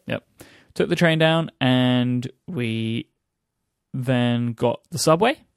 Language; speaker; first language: English; native; English